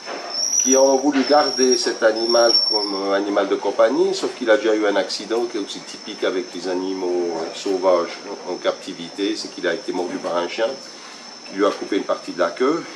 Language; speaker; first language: French; native; French